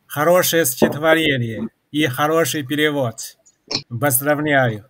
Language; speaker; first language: Russian; non-native, fluent; Chinese